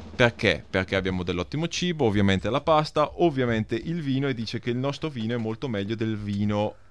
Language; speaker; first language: Italian; native; Italian